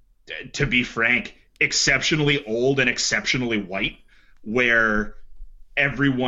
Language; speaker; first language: English; native; English